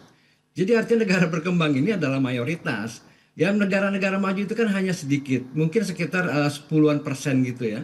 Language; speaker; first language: Indonesian; native; Indonesian